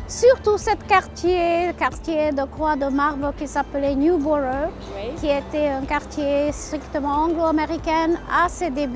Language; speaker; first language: French; non-native, fluent; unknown